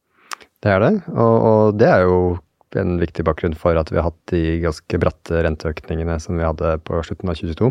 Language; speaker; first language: Norwegian; native; Norwegian